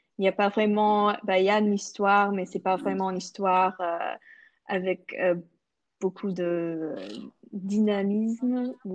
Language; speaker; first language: French; non-native, local second language; English